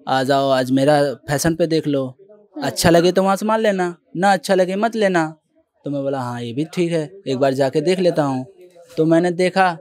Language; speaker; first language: Hindi; native; Hindi